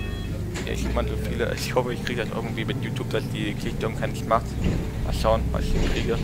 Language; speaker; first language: German; native; German